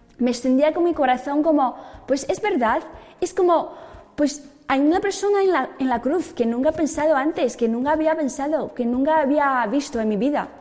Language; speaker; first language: Spanish; non-native, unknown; Chinese